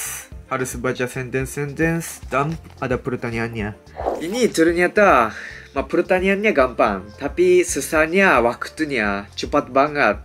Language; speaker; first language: Indonesian; non-native, fluent; Japanese